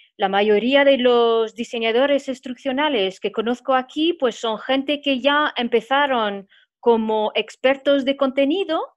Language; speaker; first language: Spanish; non-native, fluent; French